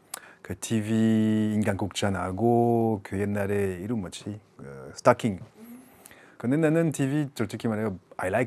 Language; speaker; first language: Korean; non-native, learner; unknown